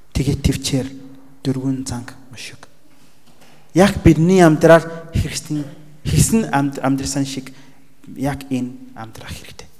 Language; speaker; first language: Mongolian; non-native, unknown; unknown